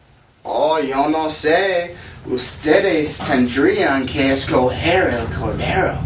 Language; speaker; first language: Spanish; non-native, learner; English